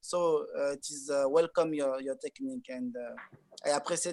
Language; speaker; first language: English; non-native, learner; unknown